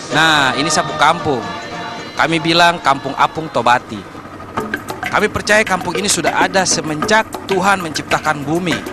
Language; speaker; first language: Indonesian; native; Indonesian